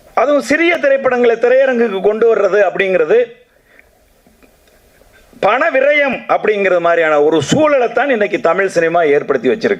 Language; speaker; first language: Tamil; native; Tamil